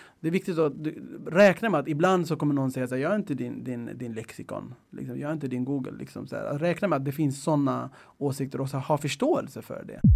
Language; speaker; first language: Swedish; early bilingual, other home language; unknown